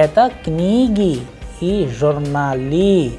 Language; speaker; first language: Russian; non-native, fluent; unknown